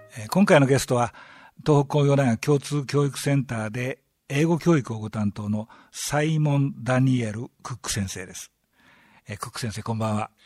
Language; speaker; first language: Japanese; native; Japanese